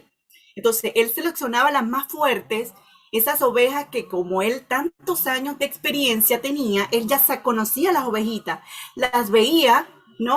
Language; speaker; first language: Spanish; native; Spanish